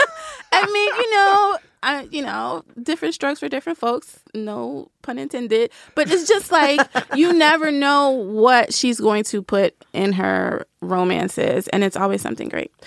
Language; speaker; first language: English; native; English